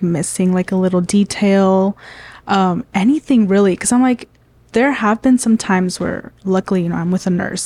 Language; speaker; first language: English; early bilingual, other home language; Spanish